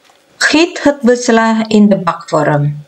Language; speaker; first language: Dutch; non-native, fluent; Indonesian